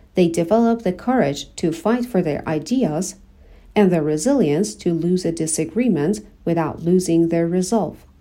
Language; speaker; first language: English; non-native, fluent; Persian